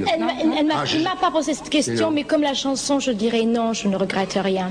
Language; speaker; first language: French; native; French